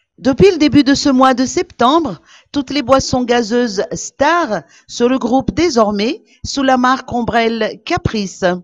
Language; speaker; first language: French; non-native, local second language; Malagasy